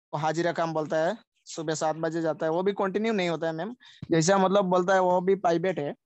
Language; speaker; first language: Hindi; non-native, local second language; Sylheti